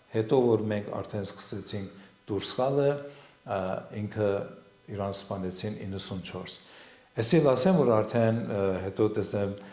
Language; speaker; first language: Armenian; non-native, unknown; Assyrian Neo-Aramaic